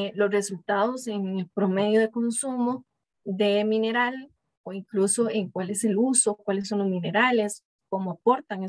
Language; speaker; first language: Spanish; native; Spanish